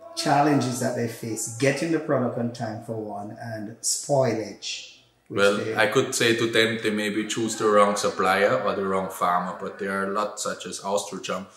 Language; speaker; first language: English; non-native, fluent; German